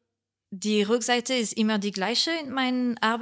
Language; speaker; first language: German; non-native, learner; French